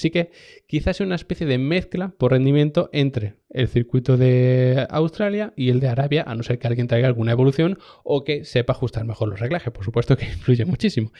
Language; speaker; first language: Spanish; native; Spanish